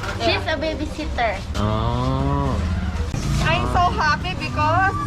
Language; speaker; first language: English; non-native, local second language; Filipino